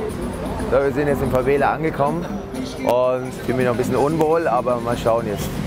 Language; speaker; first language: German; native; German